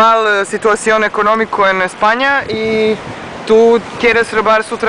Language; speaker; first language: Spanish; non-native, learner; Serbian